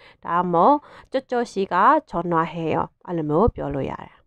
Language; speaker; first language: Korean; non-native, fluent; Burmese